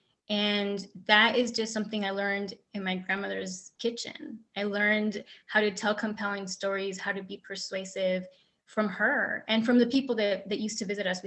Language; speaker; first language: English; early bilingual, other home language; Spanish